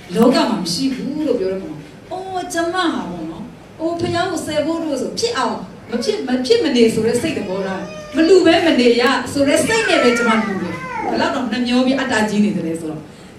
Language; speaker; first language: Burmese; non-native, local second language; Kachin